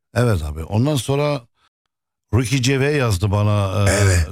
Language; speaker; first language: Turkish; non-native, fluent; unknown